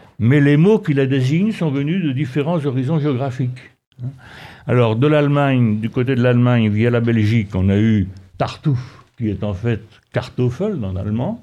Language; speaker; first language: French; native; French